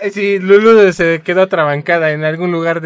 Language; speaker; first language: Spanish; native; Spanish